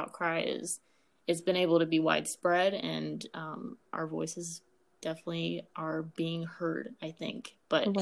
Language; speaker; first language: English; early bilingual, other home language; Amharic